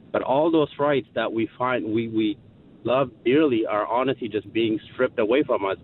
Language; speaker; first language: English; non-native, fluent; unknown